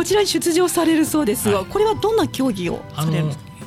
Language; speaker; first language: Japanese; native; Japanese